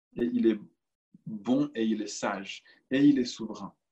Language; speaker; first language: French; native; French